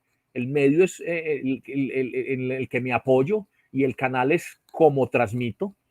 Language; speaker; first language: Spanish; native; Spanish